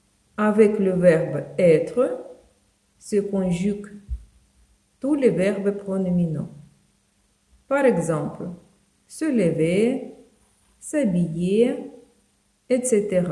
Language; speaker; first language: French; non-native, fluent; Ukrainian